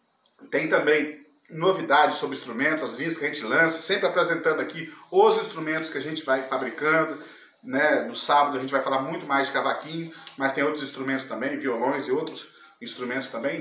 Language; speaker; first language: Portuguese; native; Portuguese